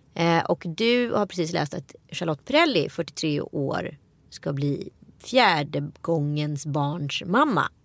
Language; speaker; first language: Swedish; native; Swedish